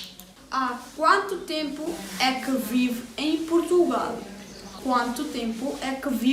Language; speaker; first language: Portuguese; non-native, learner; Hindi